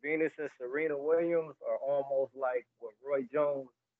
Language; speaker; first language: English; native; English